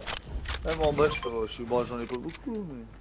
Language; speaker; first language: French; native; French